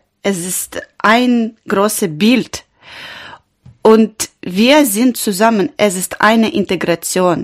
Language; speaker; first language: German; non-native, learner; Ukrainian